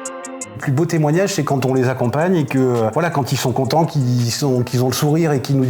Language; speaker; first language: French; native; French